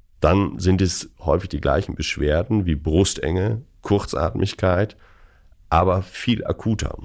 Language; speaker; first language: German; native; German